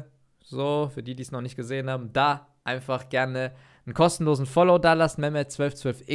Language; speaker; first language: German; native; German